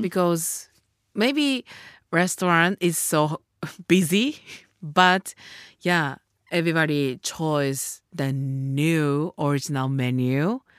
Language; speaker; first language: English; non-native, learner; Japanese